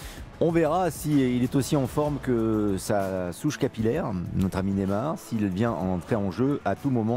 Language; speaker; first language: French; native; French